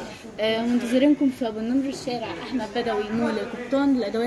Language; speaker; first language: Arabic; native; Arabic